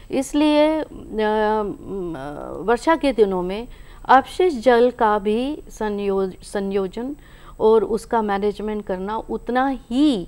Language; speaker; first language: Hindi; native; Hindi